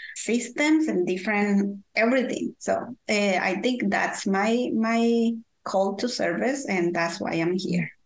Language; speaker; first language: English; non-native, fluent; Spanish